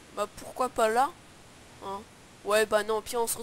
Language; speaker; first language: French; native; French